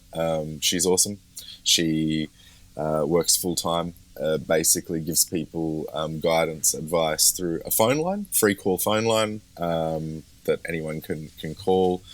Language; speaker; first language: English; native; English